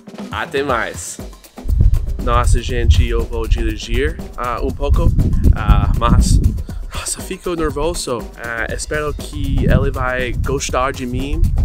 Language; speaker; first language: Portuguese; non-native, learner; English